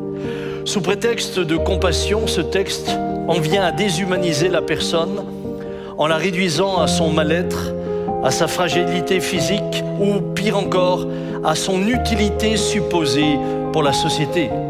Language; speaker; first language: French; native; French